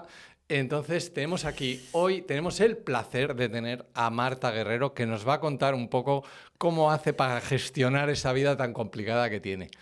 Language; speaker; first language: Spanish; native; Spanish